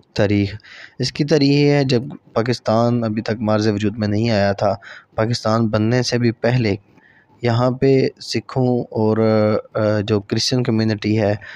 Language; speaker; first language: Urdu; non-native, local second language; Punjabi